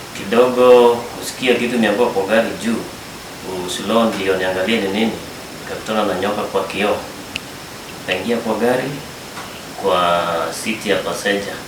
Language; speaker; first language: Swahili; non-native, local second language; Kamba